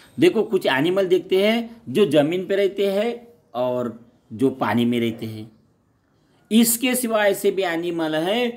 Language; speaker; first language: Hindi; non-native, local second language; Marathi